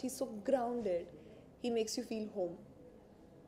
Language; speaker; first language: English; non-native, local second language; Hindi